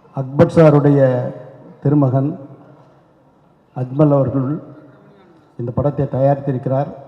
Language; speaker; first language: Tamil; native; Tamil